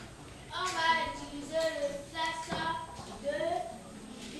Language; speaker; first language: French; non-native, learner; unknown